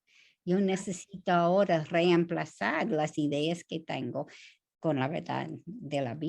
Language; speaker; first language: Spanish; non-native, fluent; English